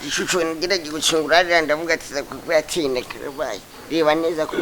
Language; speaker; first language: Kinyarwanda; native; Kinyarwanda